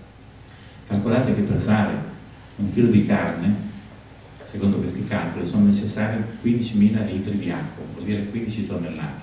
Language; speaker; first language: Italian; native; Italian